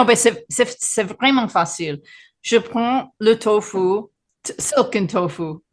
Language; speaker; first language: French; non-native, fluent; English